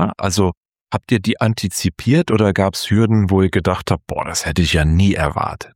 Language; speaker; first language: German; native; German